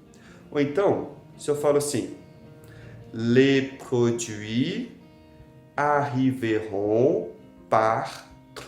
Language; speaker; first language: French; non-native, fluent; Portuguese